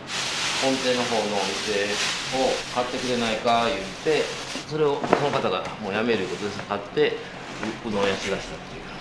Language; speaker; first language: Japanese; native; Japanese